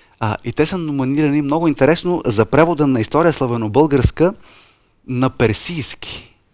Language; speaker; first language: Bulgarian; native; Bulgarian